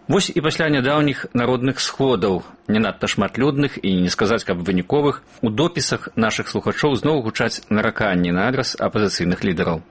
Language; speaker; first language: Belarusian; native; Belarusian